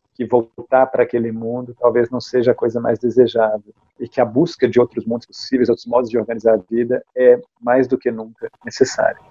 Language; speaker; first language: Portuguese; native; Portuguese